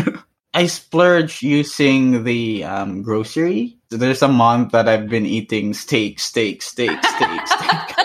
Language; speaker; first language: English; non-native, local second language; Hiligaynon